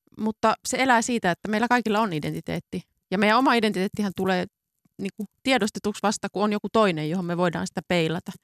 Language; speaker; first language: Finnish; native; Finnish